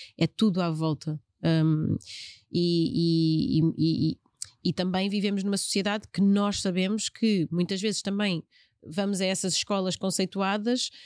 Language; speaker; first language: Portuguese; native; Portuguese